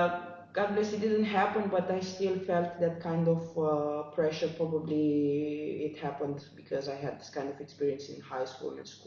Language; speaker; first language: English; non-native, fluent; Romanian